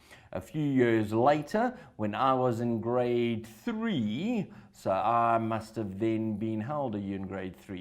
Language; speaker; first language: English; native; English